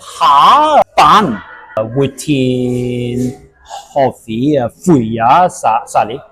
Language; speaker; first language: Welsh; non-native, learner; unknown